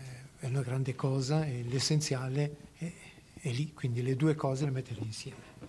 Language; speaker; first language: Italian; native; Italian